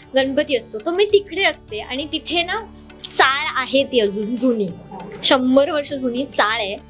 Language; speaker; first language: Marathi; native; Marathi